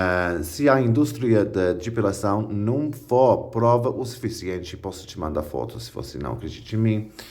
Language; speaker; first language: Portuguese; non-native, fluent; English